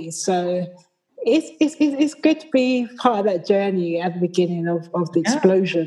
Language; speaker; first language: English; native; English